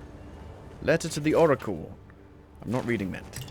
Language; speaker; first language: English; native; English